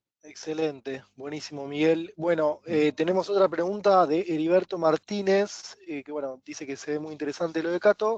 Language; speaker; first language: Spanish; native; Spanish